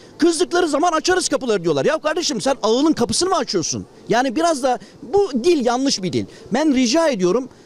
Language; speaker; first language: Turkish; native; Turkish